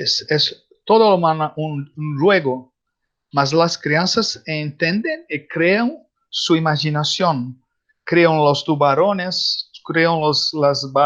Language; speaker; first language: Spanish; non-native, learner; Portuguese